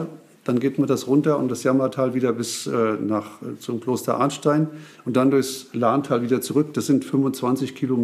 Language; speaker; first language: German; native; German